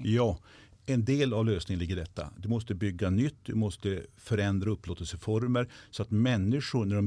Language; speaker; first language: Swedish; native; Swedish